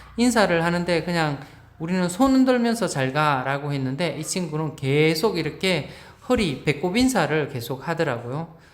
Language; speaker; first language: Korean; native; Korean